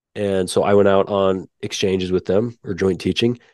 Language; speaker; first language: English; native; English